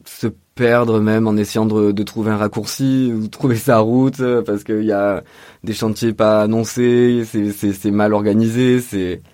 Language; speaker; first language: French; native; French